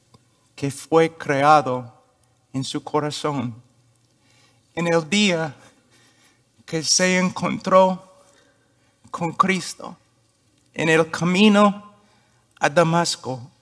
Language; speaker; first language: Spanish; non-native, fluent; English